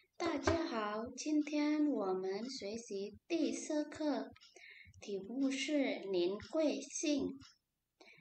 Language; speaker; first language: Chinese; non-native, fluent; Indonesian